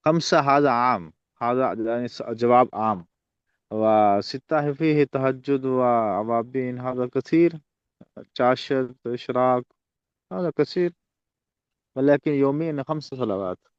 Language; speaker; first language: Arabic; non-native, learner; Urdu